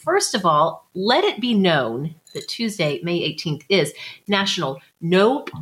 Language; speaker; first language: English; native; English